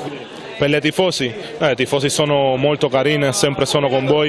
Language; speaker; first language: Italian; non-native, learner; Spanish